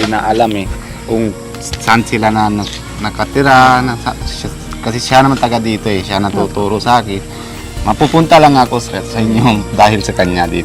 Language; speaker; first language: Filipino; non-native, local second language; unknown